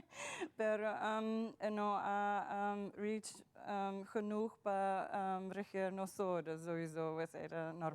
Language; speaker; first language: Dutch; non-native, local second language; Papiamento